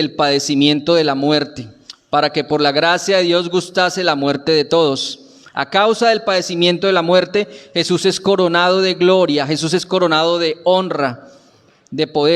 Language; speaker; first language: Spanish; native; Spanish